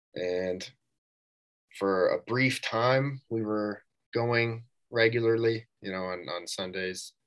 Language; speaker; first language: English; native; English